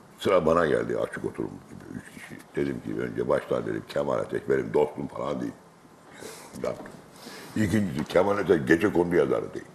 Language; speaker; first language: Turkish; native; Turkish